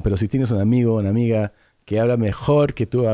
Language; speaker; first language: Spanish; early bilingual, heritage; English